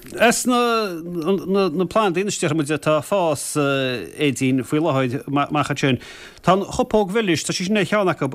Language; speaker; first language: Irish; native; Irish